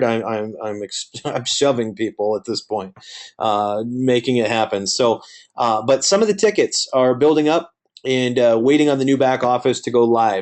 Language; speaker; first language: English; native; English